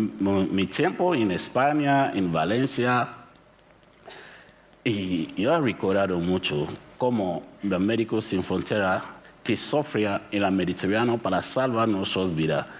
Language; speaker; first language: Spanish; non-native, learner; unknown